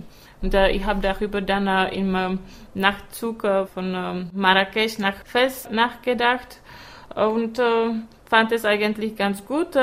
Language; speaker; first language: German; non-native, fluent; Czech